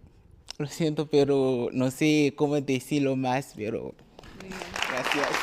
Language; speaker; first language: Spanish; non-native, learner; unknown